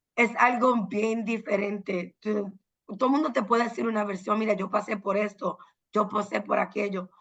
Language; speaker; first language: Spanish; early bilingual, heritage; Spanish